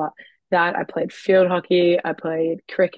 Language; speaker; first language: English; native; English